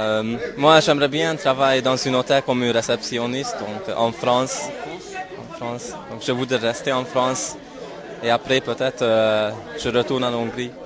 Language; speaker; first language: French; non-native, learner; Hungarian